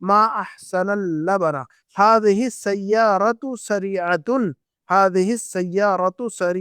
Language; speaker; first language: Arabic; non-native, fluent; Urdu